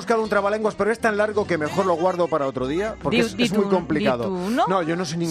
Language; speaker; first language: Spanish; native; Spanish